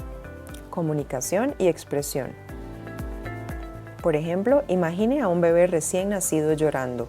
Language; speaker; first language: Spanish; native; Spanish